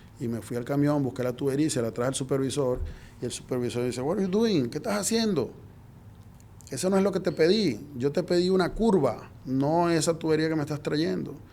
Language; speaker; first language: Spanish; native; Spanish